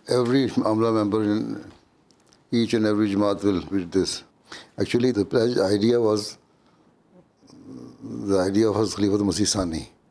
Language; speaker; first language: English; non-native, local second language; Urdu